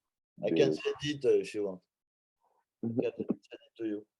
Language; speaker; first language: English; non-native, learner; French